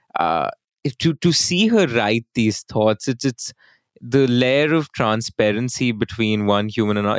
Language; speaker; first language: English; non-native, local second language; Hindi